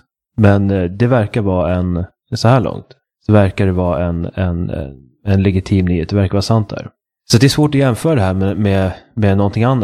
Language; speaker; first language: Swedish; native; Swedish